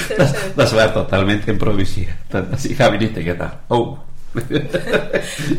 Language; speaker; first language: German; non-native, learner; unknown